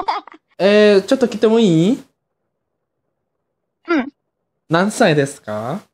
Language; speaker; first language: Japanese; non-native, learner; Indonesian